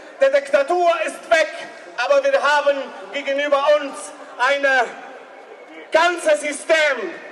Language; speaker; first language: German; non-native, learner; Arabic